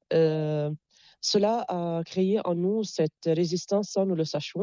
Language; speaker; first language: French; non-native, local second language; Arabic